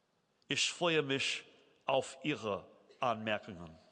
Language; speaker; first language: German; non-native, fluent; English